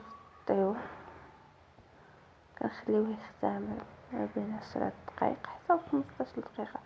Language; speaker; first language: Arabic; native; Arabic